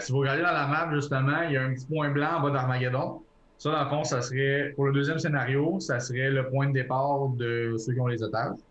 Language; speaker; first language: French; native; French